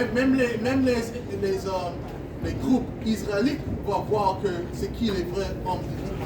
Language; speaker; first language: French; non-native, learner; English